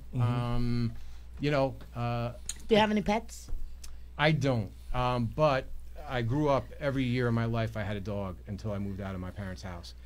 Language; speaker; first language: English; native; English